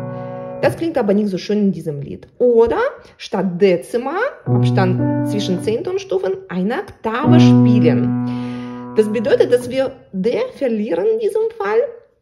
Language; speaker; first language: German; non-native, learner; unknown